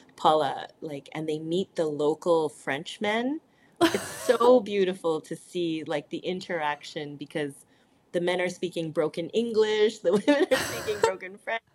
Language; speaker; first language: English; native; English